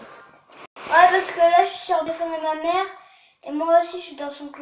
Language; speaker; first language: French; native; French